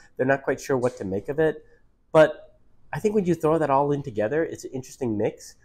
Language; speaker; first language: English; native; English